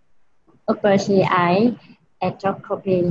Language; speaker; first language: English; non-native, learner; Vietnamese